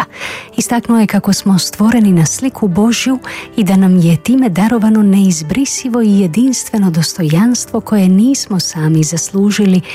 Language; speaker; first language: Croatian; native; Croatian